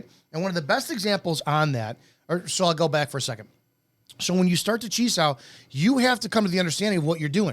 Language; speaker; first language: English; native; English